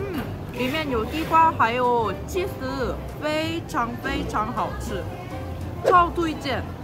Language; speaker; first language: Chinese; non-native, fluent; Korean